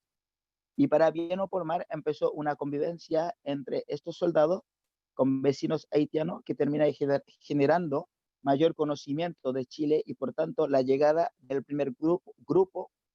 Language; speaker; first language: Spanish; non-native, fluent; Haitian Creole